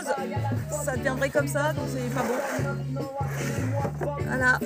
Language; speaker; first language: French; native; French